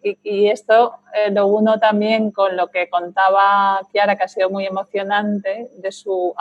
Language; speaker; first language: Spanish; native; Spanish